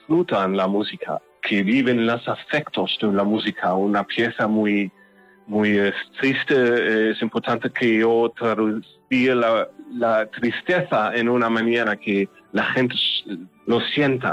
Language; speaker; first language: Spanish; non-native, learner; German